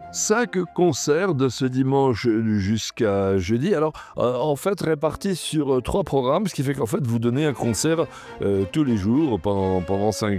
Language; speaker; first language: French; native; French